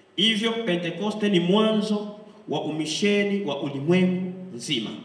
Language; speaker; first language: Swahili; non-native, local second language; Bembe